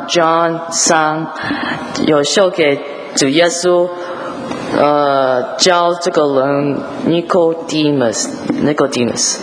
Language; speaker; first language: Chinese; early bilingual, heritage; English